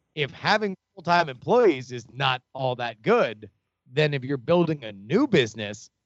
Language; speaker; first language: English; native; English